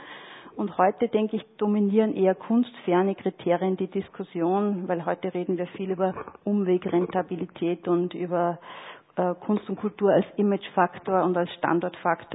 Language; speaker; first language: German; native; German